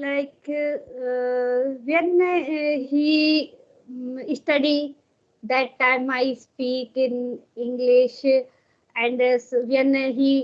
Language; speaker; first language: English; non-native, learner; Hindi